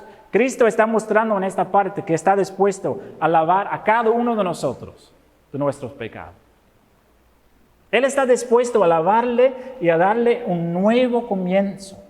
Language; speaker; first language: Spanish; non-native, fluent; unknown